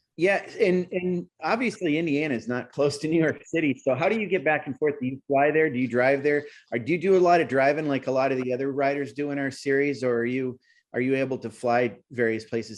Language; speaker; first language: English; native; English